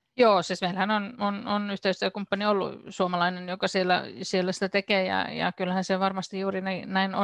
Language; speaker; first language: Finnish; native; Finnish